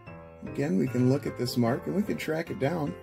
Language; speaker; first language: English; native; English